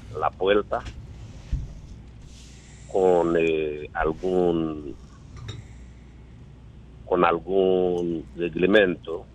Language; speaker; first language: Spanish; non-native, learner; Haitian Creole